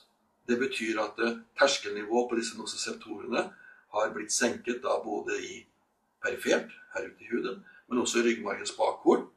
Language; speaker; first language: Norwegian; native; Norwegian